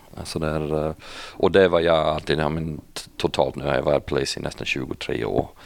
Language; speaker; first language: Swedish; non-native, fluent; English